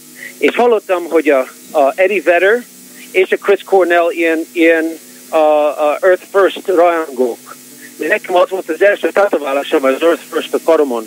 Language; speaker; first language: Hungarian; early bilingual, heritage; Hungarian